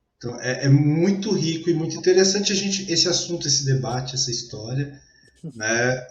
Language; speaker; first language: Portuguese; native; Portuguese